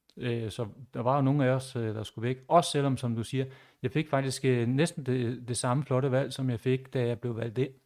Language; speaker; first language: Danish; native; Danish